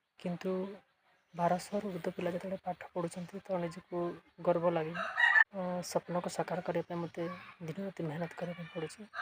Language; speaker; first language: Odia; non-native, local second language; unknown